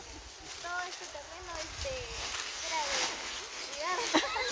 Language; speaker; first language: Spanish; native; Spanish